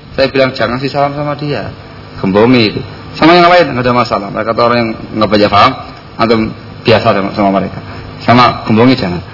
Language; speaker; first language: Indonesian; non-native, local second language; Javanese